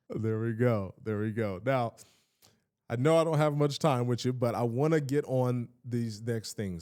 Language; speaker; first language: English; native; English